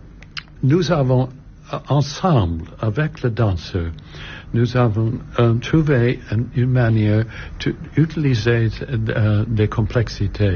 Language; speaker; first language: French; non-native, learner; English